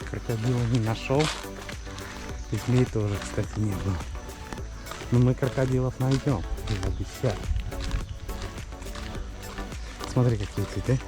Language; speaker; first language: Russian; native; Russian